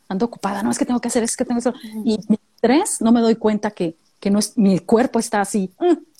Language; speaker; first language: Spanish; native; Spanish